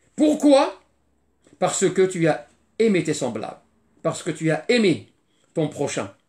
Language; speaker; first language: French; non-native, fluent; Arabic